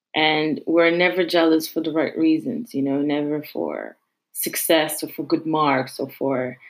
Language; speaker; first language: English; non-native, fluent; French